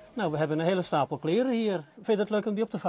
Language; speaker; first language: Dutch; native; Dutch